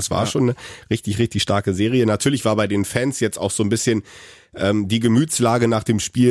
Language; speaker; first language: German; native; German